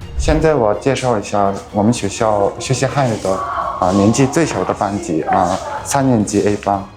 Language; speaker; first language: Chinese; non-native, fluent; Mongolian